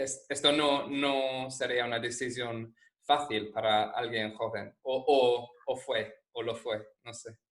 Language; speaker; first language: Spanish; non-native, fluent; English